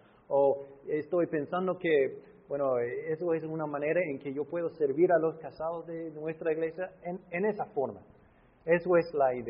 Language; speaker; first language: Spanish; non-native, fluent; English